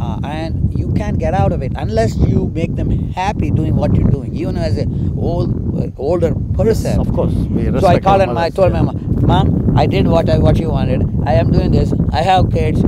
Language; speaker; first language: English; non-native, local second language; Telugu